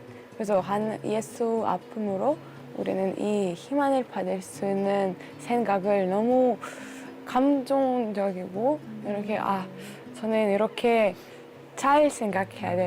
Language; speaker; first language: Korean; non-native, learner; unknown